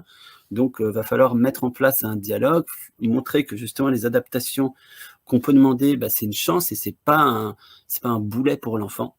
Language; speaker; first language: French; native; French